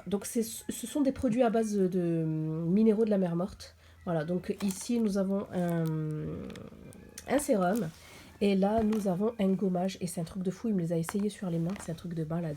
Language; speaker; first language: French; native; French